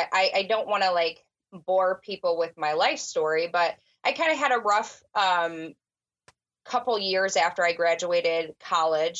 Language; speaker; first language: English; native; English